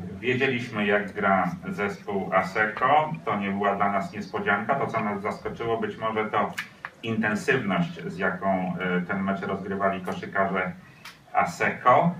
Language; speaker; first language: Polish; native; Polish